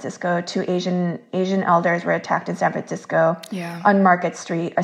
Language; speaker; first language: English; early bilingual, other home language; Korean